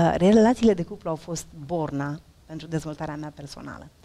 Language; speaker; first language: Romanian; native; Romanian